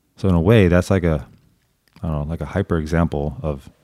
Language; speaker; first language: English; native; English